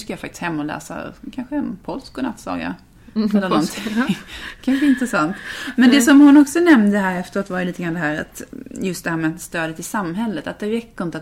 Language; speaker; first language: Swedish; native; Swedish